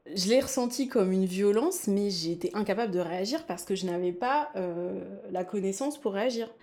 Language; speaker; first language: French; native; French